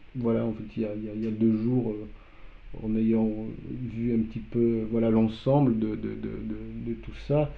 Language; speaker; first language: French; non-native, fluent; Polish